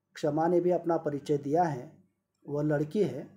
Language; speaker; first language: Hindi; non-native, local second language; Marathi